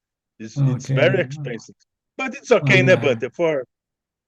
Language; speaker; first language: English; non-native, learner; Portuguese